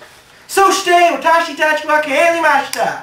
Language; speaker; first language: Japanese; non-native, learner; English